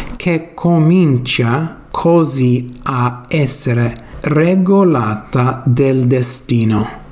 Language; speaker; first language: Italian; non-native, learner; English